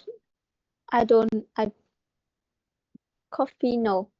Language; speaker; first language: English; non-native, learner; Vietnamese